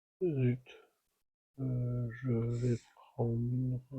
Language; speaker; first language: French; native; French